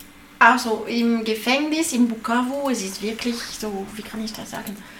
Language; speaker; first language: German; non-native, learner; French